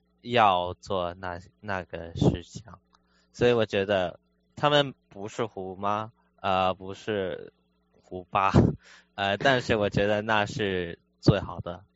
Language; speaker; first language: Chinese; early bilingual, heritage; Chinese